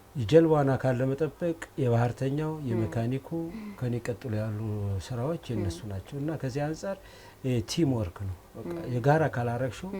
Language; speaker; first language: Amharic; native; Amharic